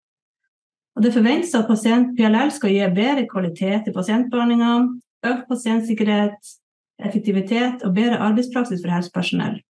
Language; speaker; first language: Norwegian; native; Norwegian